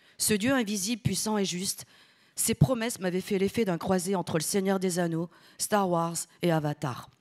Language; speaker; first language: French; early bilingual, other home language; Italian